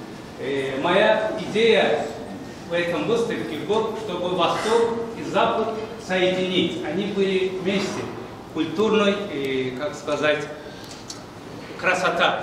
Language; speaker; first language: Russian; non-native, learner; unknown